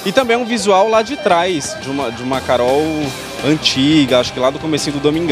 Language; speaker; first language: Portuguese; native; Portuguese